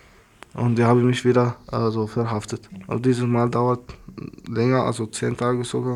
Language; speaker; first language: German; non-native, learner; Arabic